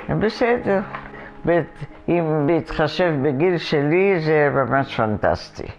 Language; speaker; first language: Hebrew; non-native, fluent; Polish